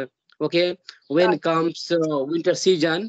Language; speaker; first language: English; non-native, learner; Hindi